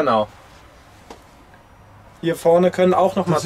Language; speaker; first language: German; native; German